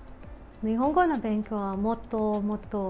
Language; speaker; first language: Japanese; non-native, learner; Filipino